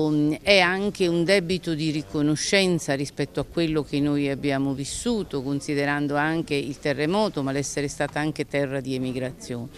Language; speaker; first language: Italian; native; Italian